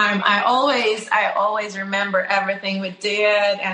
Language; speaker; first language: English; non-native, fluent; Ukrainian